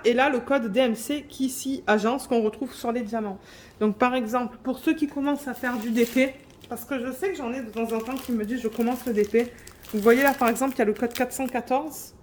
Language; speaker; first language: French; native; French